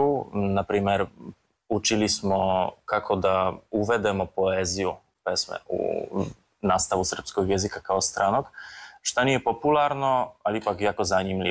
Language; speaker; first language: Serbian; non-native, fluent; Polish